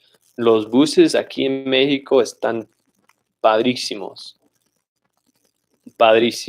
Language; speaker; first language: Spanish; non-native, fluent; English